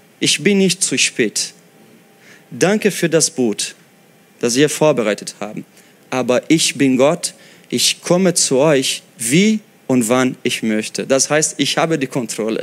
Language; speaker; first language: German; non-native, fluent; Portuguese